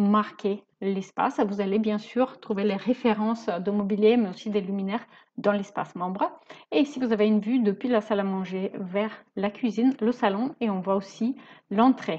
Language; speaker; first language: French; native; French